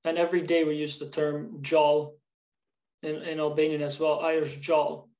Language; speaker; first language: English; early bilingual, other home language; Albanian